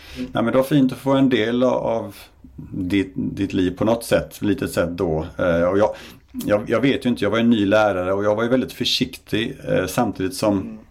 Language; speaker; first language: Swedish; native; Swedish